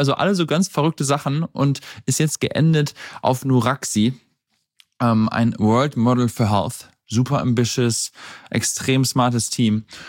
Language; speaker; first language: German; native; German